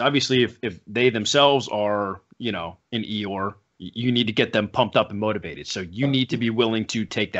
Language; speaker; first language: English; native; English